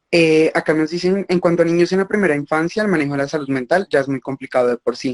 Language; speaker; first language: Spanish; native; Spanish